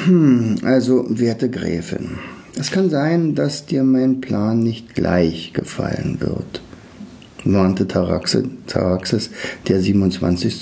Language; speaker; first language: German; native; German